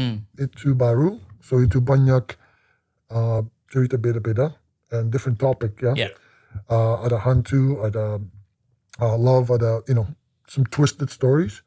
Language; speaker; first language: Indonesian; non-native, learner; English